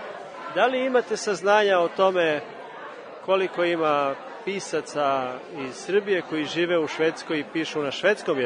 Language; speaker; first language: Serbian; native; Serbian